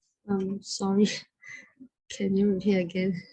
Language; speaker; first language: English; non-native, learner; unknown